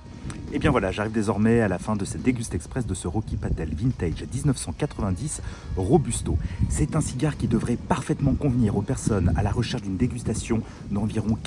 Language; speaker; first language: French; native; French